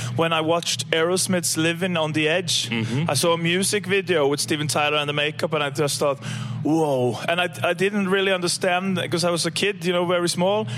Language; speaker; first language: English; non-native, fluent; Norwegian